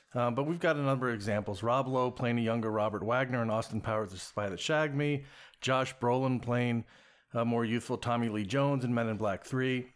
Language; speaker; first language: English; native; English